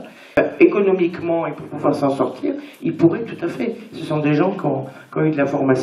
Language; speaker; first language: French; native; French